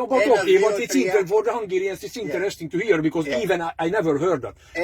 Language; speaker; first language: English; non-native, fluent; Hungarian